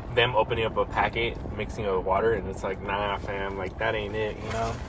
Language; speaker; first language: English; early bilingual, other home language; Spanish